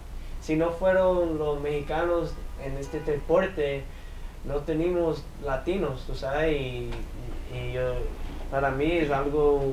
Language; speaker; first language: Spanish; early bilingual, heritage; English